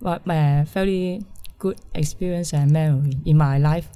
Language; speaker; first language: English; non-native, learner; Cantonese